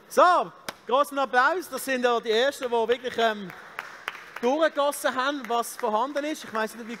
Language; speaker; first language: German; native; German